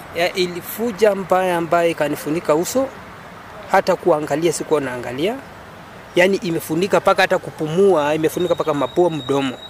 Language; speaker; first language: Swahili; non-native, local second language; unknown